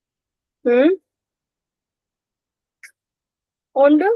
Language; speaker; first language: German; non-native, fluent; Hindi